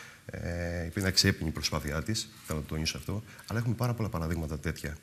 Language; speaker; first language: Greek; native; Greek